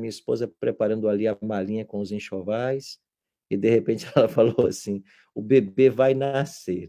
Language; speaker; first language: Portuguese; native; Portuguese